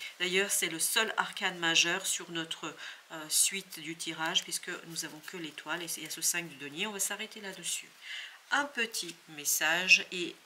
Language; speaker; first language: French; native; French